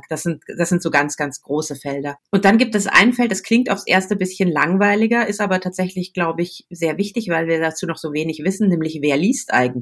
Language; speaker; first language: German; native; German